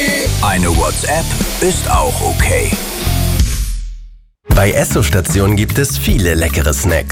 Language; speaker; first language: German; native; German